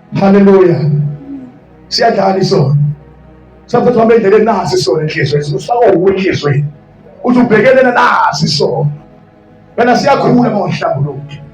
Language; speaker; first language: Zulu; native; Zulu